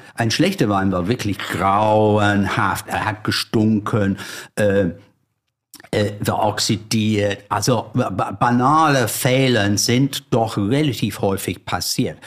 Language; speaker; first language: German; non-native, fluent; English